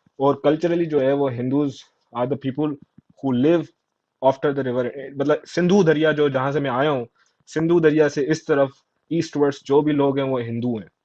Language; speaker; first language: Urdu; non-native, local second language; Sindhi